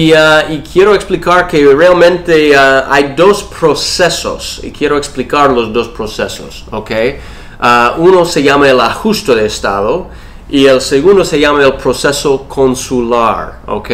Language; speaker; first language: Spanish; non-native, fluent; English